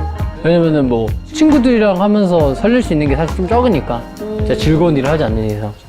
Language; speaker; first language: Korean; native; Korean